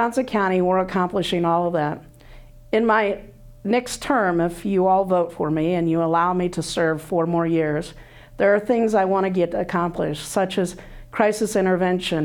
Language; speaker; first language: English; native; English